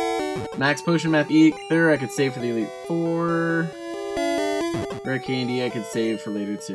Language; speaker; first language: English; native; English